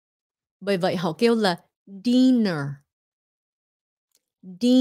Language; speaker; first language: Vietnamese; early bilingual, heritage; Vietnamese